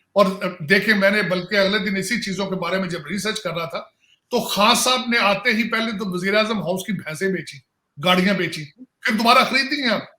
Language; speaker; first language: Urdu; non-native, local second language; Punjabi